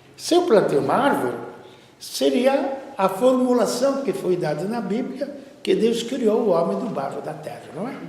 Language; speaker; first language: Portuguese; non-native, fluent; Italian